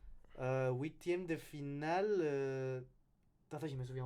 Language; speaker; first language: French; non-native, learner; Spanish